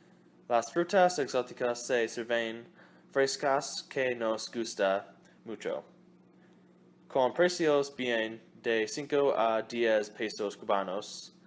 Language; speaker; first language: Spanish; non-native, learner; English